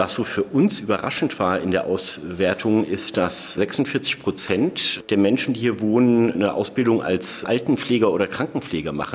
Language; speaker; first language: German; native; German